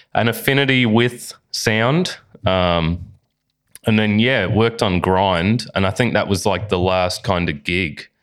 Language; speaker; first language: English; native; English